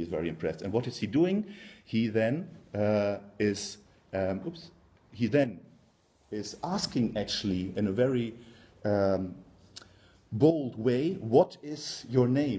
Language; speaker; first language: English; non-native, fluent; German